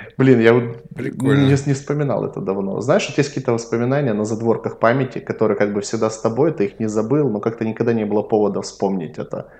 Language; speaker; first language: Russian; native; Russian